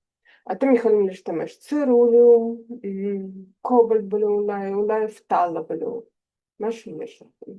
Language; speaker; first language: Hebrew; non-native, fluent; Russian